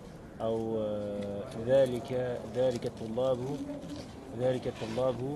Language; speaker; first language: Arabic; non-native, learner; French